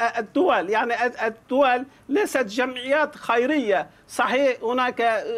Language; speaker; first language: Arabic; non-native, fluent; Turkish